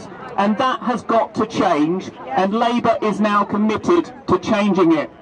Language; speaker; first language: English; native; English